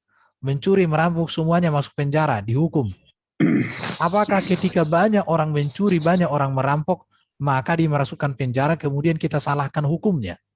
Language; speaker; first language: Indonesian; native; Indonesian